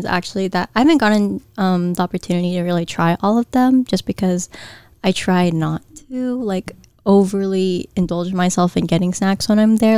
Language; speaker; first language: English; early bilingual, other home language; Filipino